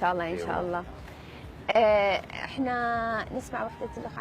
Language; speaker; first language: Arabic; native; Arabic